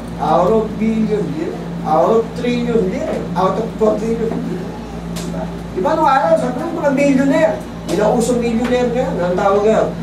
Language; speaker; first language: Filipino; native; Filipino